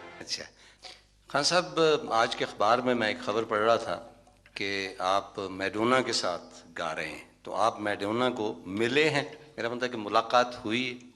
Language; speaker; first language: Urdu; non-native, local second language; Punjabi